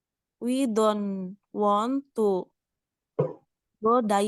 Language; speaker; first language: English; non-native, learner; Indonesian